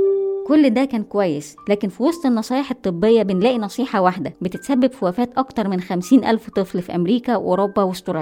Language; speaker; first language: Arabic; native; Arabic